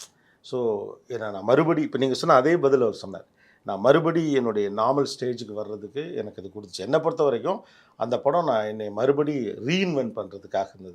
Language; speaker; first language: Tamil; native; Tamil